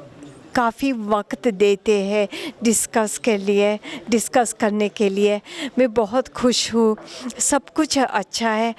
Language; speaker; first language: Hindi; early bilingual, heritage; Hindi